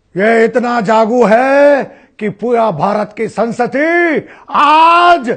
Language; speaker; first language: Hindi; non-native, local second language; Telugu